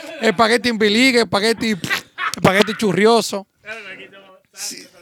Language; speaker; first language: Spanish; native; Spanish